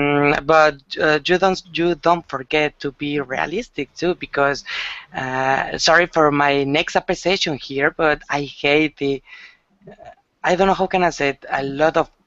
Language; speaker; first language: English; non-native, learner; Spanish